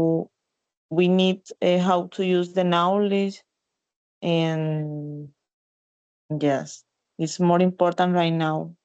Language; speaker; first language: English; non-native, learner; Spanish